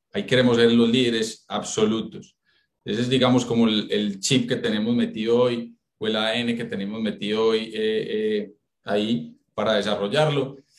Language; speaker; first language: Spanish; native; Spanish